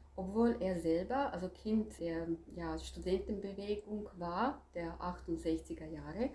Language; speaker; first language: German; non-native, fluent; Croatian